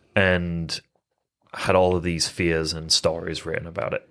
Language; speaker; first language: English; native; English